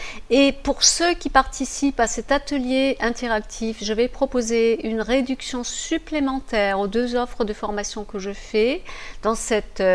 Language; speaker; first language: French; native; French